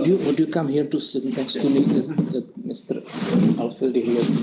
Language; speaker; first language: English; non-native, fluent; Czech